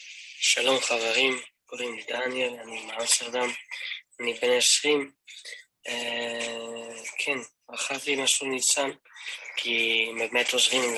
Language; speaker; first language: Hebrew; non-native, learner; Dutch